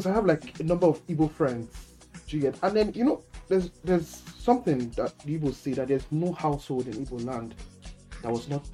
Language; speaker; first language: English; non-native, local second language; Yoruba